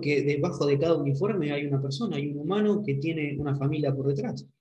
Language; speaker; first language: Spanish; native; Spanish